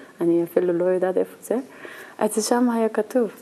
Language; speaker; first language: Hebrew; non-native, learner; Korean